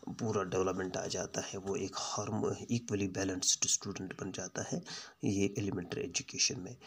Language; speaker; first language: Urdu; non-native, local second language; Kashmiri